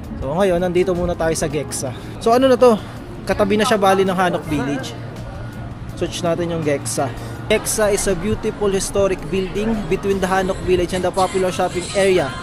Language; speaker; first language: Filipino; native; Filipino